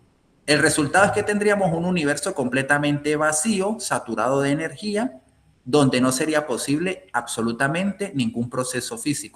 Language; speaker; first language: Spanish; native; Spanish